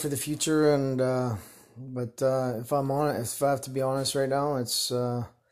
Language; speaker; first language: English; native; English